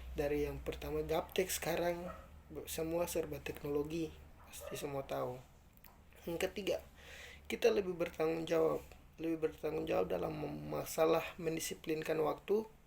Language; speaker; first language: Indonesian; native; Indonesian